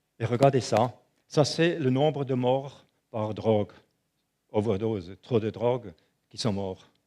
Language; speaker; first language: French; non-native, local second language; German